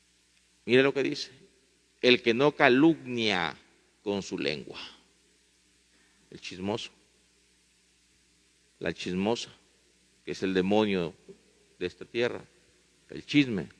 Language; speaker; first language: Spanish; native; Spanish